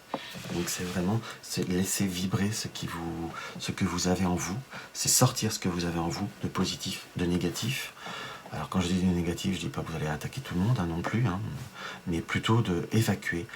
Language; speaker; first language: French; native; French